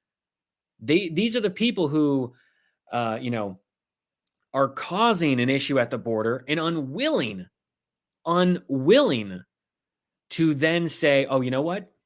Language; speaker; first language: English; native; English